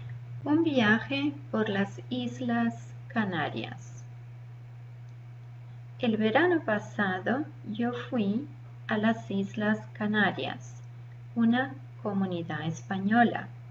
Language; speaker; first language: Spanish; non-native, learner; English